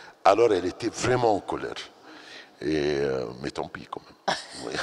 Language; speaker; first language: French; non-native, fluent; Arabic